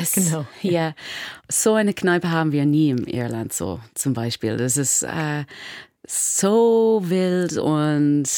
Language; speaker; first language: German; non-native, learner; English